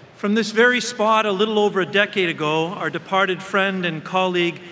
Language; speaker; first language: English; native; English